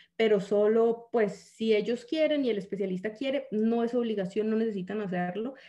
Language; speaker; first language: Spanish; native; Spanish